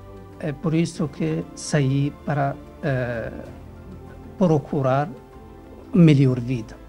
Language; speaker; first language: Portuguese; non-native, learner; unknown